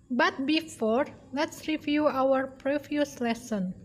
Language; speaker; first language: English; non-native, fluent; Indonesian